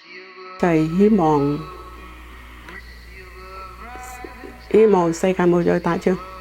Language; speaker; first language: Cantonese; early bilingual, heritage; Cantonese